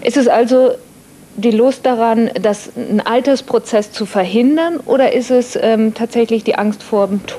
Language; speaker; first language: German; native; German